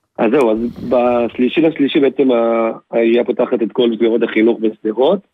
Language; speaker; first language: Hebrew; native; Hebrew